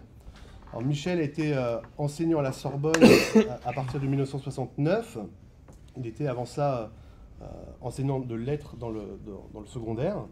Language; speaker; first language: French; native; French